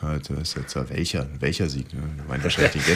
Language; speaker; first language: German; native; German